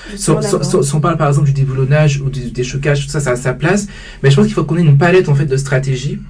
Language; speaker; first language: French; native; French